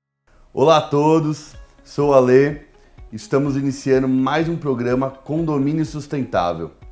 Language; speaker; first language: Portuguese; native; Portuguese